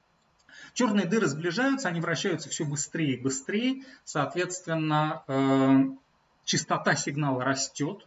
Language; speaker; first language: Russian; native; Russian